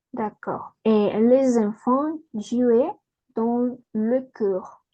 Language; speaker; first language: French; non-native, learner; Spanish